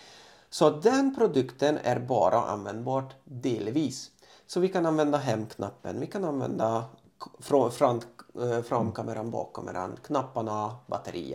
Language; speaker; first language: Swedish; non-native, fluent; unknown